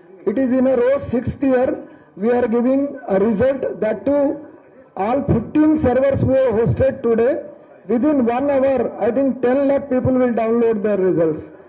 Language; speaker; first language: English; non-native, local second language; Telugu